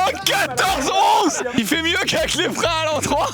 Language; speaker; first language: French; native; French